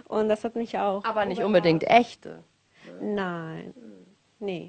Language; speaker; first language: German; non-native, learner; Spanish